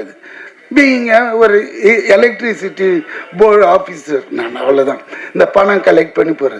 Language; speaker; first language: Tamil; native; Tamil